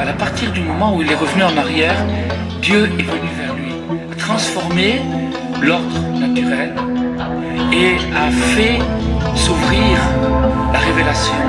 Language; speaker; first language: French; native; French